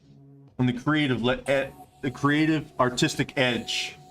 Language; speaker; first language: English; native; English